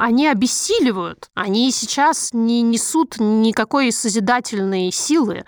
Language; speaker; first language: Russian; native; Russian